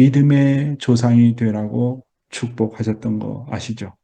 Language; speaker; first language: Korean; native; Korean